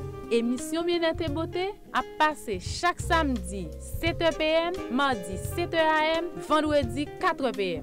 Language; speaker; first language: Haitian Creole; native; Haitian Creole